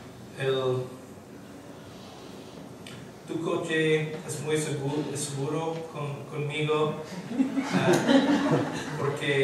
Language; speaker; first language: Spanish; non-native, learner; English